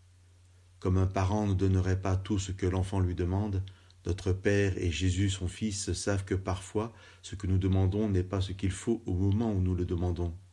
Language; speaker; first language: French; native; French